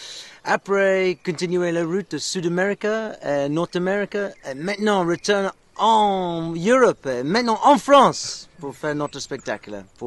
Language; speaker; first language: French; non-native, learner; English